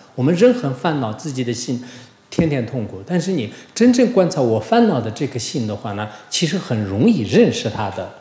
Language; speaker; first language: Chinese; non-native, local second language; Tibetan